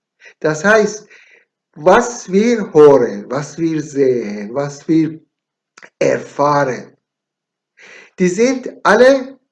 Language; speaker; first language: German; non-native, learner; Persian